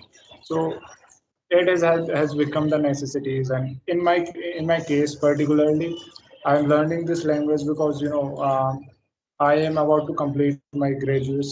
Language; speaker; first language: English; non-native, fluent; Hindi